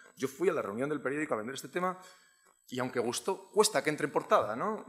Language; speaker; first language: Spanish; native; Spanish